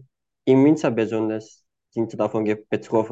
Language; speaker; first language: German; non-native, fluent; Turkish